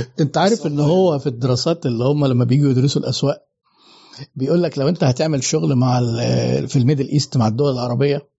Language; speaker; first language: Arabic; native; Arabic